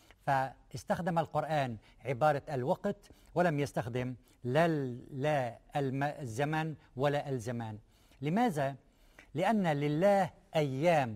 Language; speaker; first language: Arabic; native; Arabic